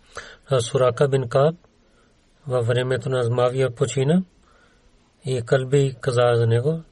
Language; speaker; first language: Bulgarian; non-native, learner; Urdu